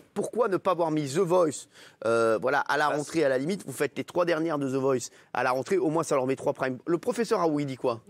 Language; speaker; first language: French; native; French